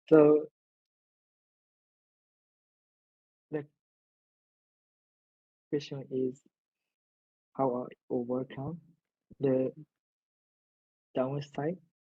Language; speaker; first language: English; non-native, learner; Japanese